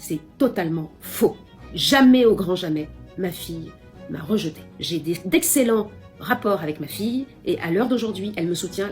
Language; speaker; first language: French; native; French